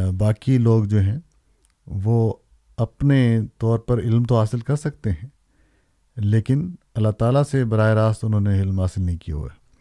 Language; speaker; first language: Urdu; native; Urdu